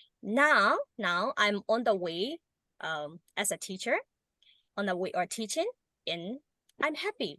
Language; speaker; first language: English; non-native, learner; Burmese